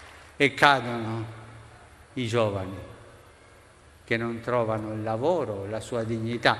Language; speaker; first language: Italian; non-native, fluent; Spanish